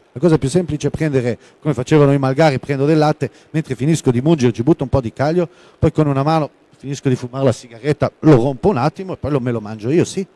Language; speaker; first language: Italian; non-native, local second language; German